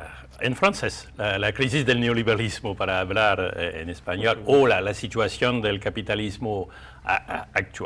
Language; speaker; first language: Spanish; non-native, fluent; French